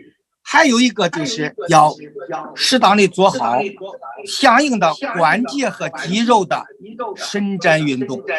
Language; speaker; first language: Chinese; native; Chinese